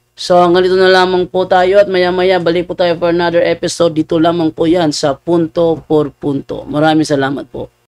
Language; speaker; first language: Filipino; native; Filipino